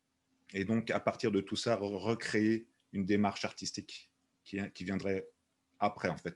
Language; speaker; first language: French; native; French